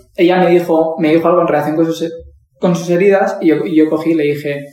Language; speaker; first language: Spanish; native; Spanish